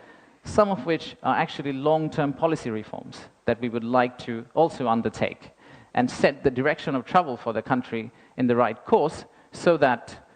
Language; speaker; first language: English; non-native, local second language; Bangla